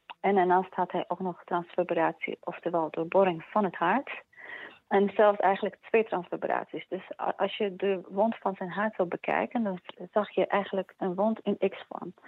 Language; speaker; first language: Dutch; early bilingual, other home language; Polish